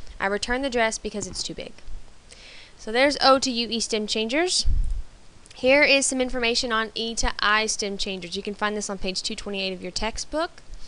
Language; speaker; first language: English; native; English